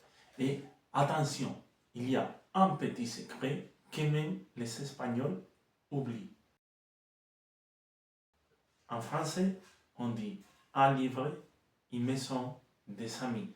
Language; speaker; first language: French; non-native, fluent; Spanish